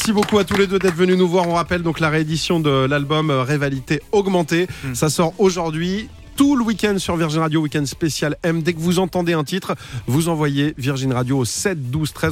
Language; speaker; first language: French; native; French